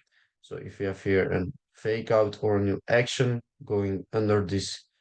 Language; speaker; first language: English; non-native, fluent; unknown